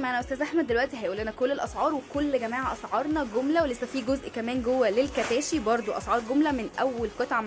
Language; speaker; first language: Arabic; native; Arabic